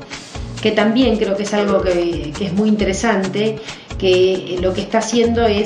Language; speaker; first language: Spanish; native; Spanish